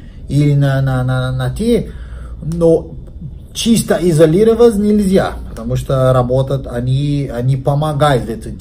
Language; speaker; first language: Russian; non-native, learner; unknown